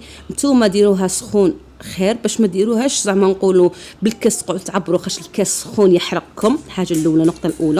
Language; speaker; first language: Arabic; native; Arabic